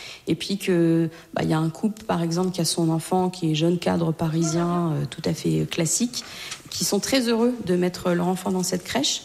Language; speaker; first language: French; native; French